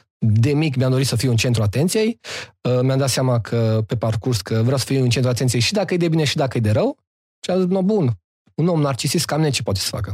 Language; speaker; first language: Romanian; native; Romanian